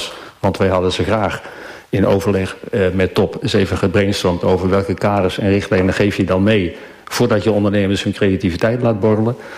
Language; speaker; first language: Dutch; native; Dutch